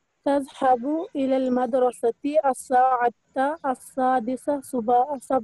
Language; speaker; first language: Arabic; non-native, learner; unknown